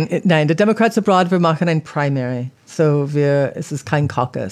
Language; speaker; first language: German; non-native, fluent; English